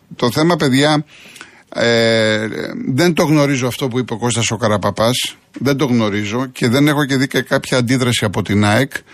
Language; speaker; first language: Greek; native; Greek